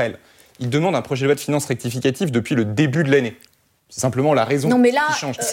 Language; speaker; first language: French; native; French